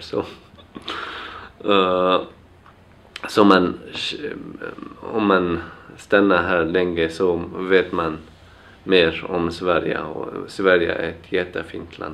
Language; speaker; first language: Swedish; non-native, learner; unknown